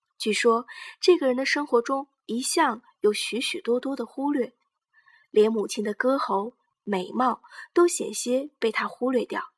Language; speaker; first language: Chinese; native; Chinese